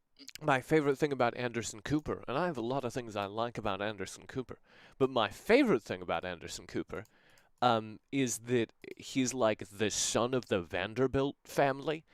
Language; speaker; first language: English; native; English